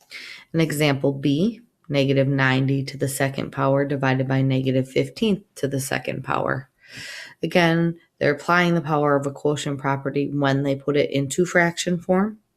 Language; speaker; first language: English; native; English